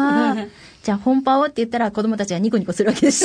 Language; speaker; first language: Japanese; native; Japanese